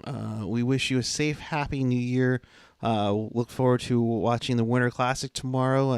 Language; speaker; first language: English; native; English